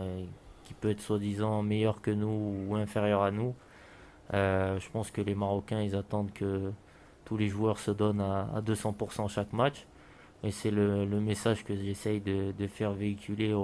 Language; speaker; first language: French; native; French